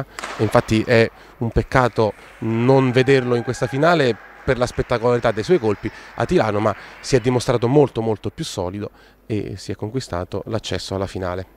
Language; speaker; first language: Italian; native; Italian